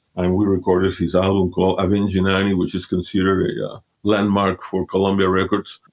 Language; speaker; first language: English; early bilingual, other home language; Spanish